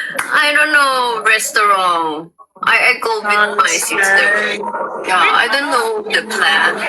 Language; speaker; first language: English; non-native, learner; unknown